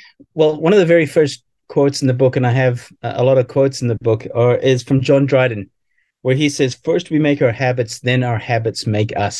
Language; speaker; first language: English; native; English